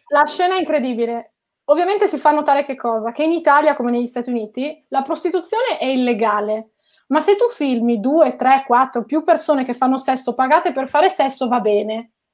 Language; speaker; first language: Italian; native; Italian